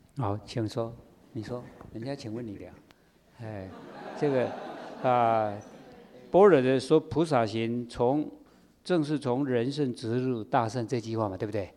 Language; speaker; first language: Chinese; native; Chinese